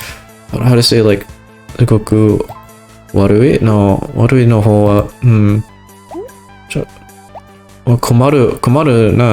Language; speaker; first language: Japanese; non-native, learner; English